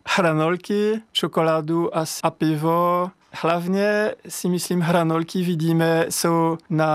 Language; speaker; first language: Czech; non-native, fluent; French